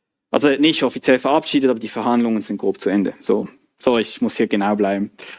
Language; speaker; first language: German; native; German